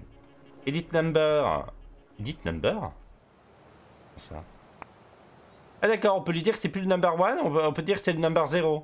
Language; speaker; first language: French; native; French